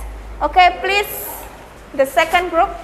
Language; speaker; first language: English; non-native, learner; Indonesian